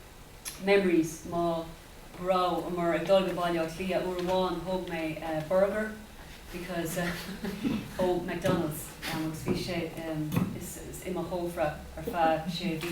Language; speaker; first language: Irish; non-native, local second language; English